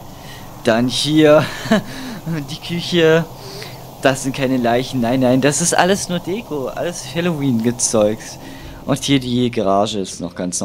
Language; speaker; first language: German; native; German